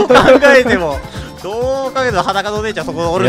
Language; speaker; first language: Japanese; native; Japanese